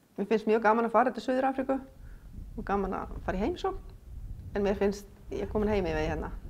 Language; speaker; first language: Icelandic; non-native, fluent; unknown